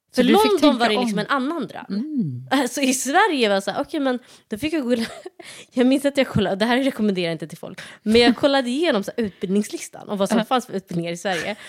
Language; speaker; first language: Swedish; early bilingual, other home language; Somali